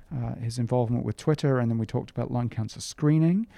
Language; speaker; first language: English; native; English